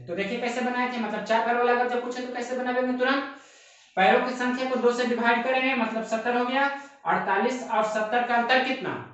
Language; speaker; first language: Hindi; native; Hindi